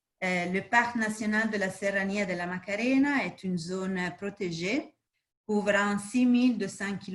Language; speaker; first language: French; non-native, fluent; Spanish